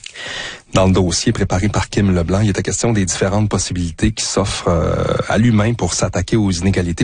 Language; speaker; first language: French; native; French